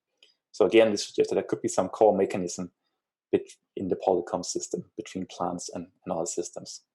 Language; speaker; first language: English; non-native, fluent; Danish